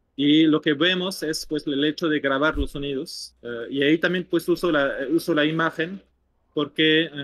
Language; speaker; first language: Spanish; non-native, fluent; French